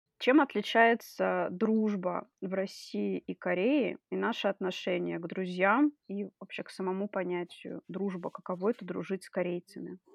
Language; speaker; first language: Russian; native; Russian